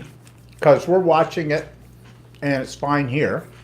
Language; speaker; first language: English; native; English